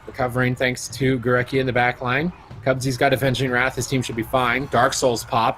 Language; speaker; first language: English; native; English